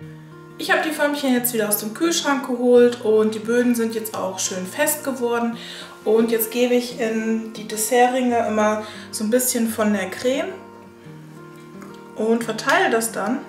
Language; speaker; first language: German; native; German